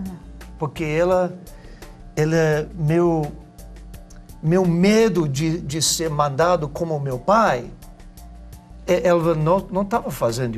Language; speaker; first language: Portuguese; non-native, learner; English